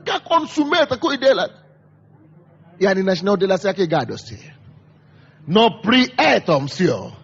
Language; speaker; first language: Russian; non-native, fluent; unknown